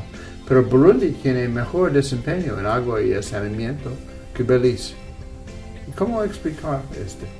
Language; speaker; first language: Spanish; non-native, fluent; English